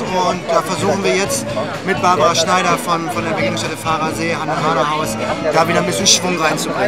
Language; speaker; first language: German; native; German